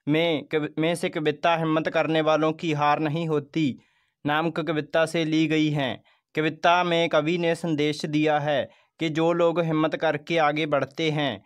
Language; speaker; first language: Hindi; non-native, local second language; Punjabi